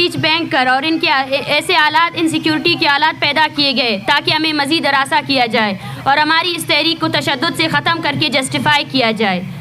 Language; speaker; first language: Urdu; non-native, local second language; Baluchi